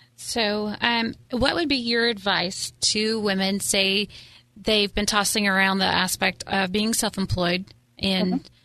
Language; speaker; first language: English; native; English